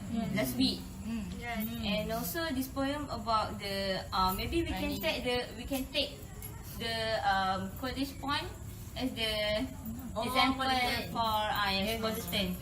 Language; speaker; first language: English; non-native, local second language; Malay